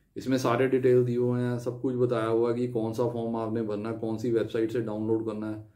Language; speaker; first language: Hindi; non-native, local second language; Punjabi